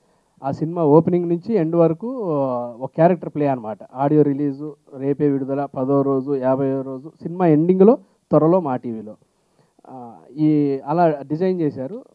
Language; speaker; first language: Telugu; native; Telugu